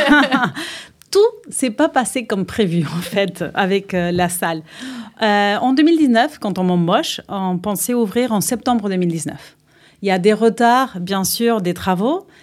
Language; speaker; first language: French; non-native, fluent; Spanish